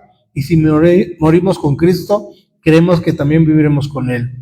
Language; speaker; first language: Spanish; native; Spanish